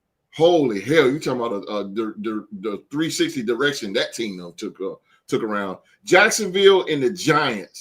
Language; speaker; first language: English; native; English